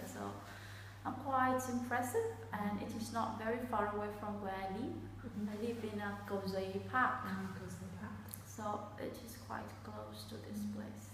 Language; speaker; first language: English; non-native, fluent; Vietnamese